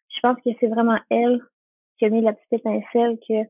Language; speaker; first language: French; native; French